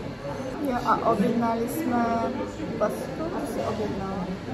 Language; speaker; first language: Czech; non-native, learner; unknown